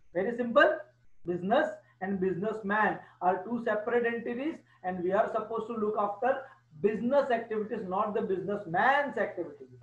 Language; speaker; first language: Hindi; non-native, local second language; Gujarati